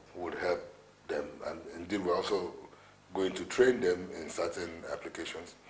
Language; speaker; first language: English; non-native, local second language; Igbo